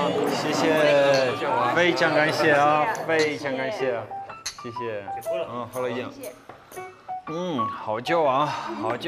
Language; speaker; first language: Chinese; non-native, learner; English